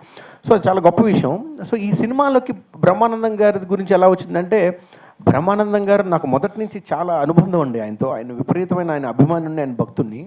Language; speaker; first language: Telugu; native; Telugu